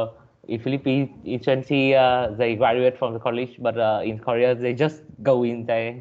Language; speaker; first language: English; non-native, learner; Vietnamese